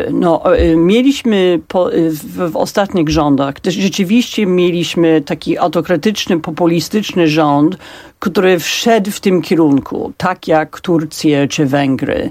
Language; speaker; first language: Polish; non-native, fluent; English